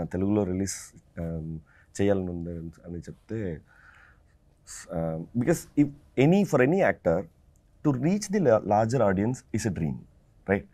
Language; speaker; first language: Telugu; non-native, local second language; Tamil